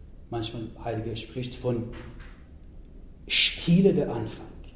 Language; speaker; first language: German; non-native, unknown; Persian